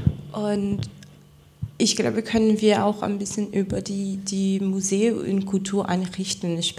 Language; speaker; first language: German; non-native, fluent; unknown